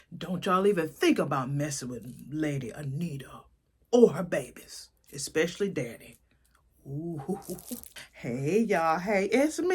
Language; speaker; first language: English; native; English